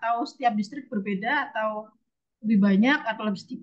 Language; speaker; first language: Indonesian; native; Indonesian